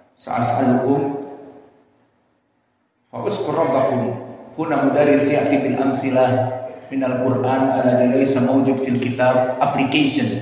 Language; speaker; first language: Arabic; non-native, learner; Indonesian